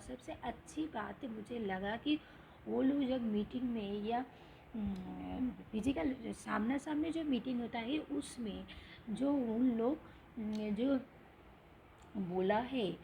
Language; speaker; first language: Hindi; non-native, local second language; Bangla